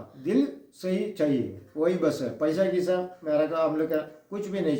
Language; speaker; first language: Hindi; non-native, local second language; Malayalam